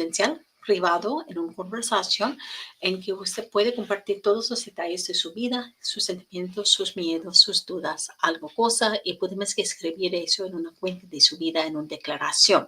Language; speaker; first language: Spanish; non-native, learner; English